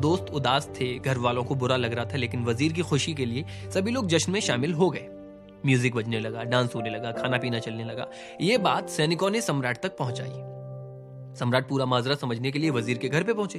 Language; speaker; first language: Hindi; native; Hindi